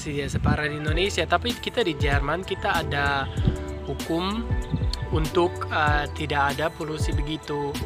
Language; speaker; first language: Indonesian; non-native, fluent; German